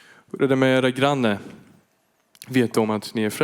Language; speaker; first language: Swedish; non-native, fluent; Persian